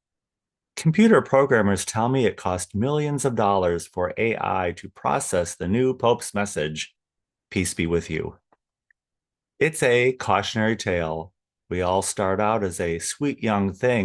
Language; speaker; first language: English; native; English